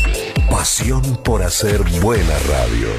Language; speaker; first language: Spanish; native; Spanish